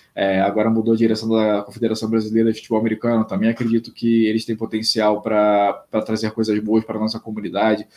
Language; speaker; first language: Portuguese; native; Portuguese